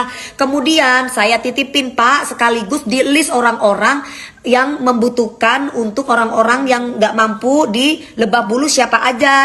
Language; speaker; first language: Indonesian; native; Indonesian